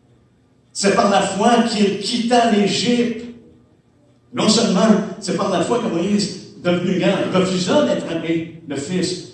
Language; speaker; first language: French; native; French